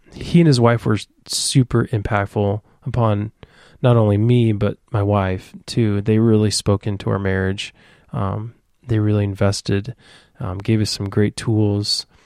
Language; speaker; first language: English; native; English